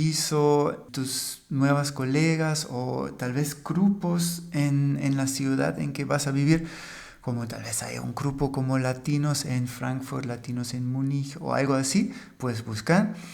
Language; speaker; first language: Spanish; non-native, fluent; German